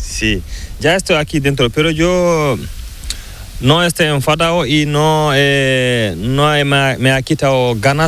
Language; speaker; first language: Spanish; non-native, learner; Fula